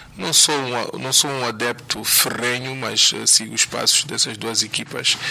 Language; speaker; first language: Portuguese; native; Portuguese